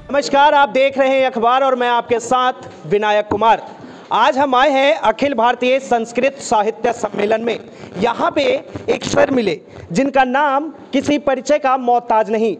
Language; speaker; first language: Hindi; native; Hindi